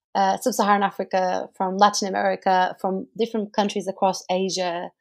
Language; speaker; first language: English; non-native, fluent; Portuguese